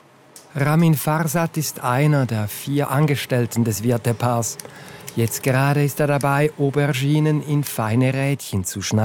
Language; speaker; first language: German; native; German